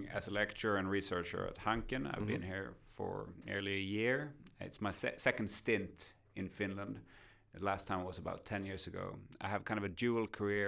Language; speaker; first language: English; non-native, fluent; Swedish